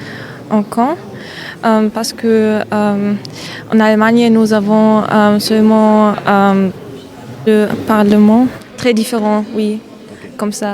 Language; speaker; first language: French; non-native, learner; German